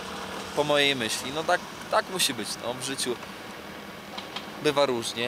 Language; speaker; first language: Polish; native; Polish